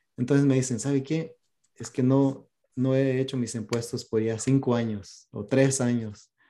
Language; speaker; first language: Spanish; early bilingual, heritage; Spanish